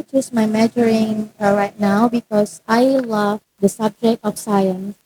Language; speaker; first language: English; non-native, learner; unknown